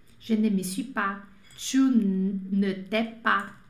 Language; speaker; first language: French; non-native, fluent; Portuguese